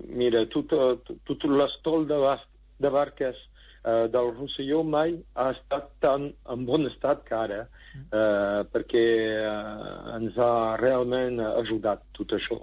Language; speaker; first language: Catalan; non-native, local second language; French